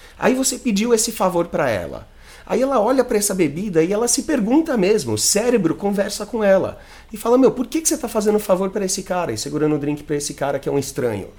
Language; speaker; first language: Portuguese; non-native, fluent; English